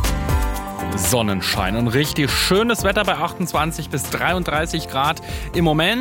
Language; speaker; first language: German; native; German